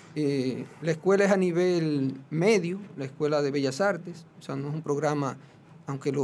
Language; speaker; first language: Spanish; native; Spanish